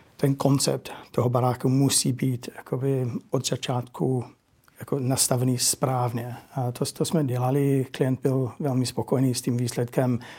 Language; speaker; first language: Czech; non-native, fluent; English